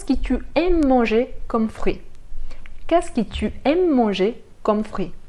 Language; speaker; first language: French; non-native, fluent; Portuguese